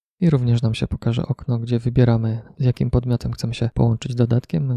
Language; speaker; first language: Polish; native; Polish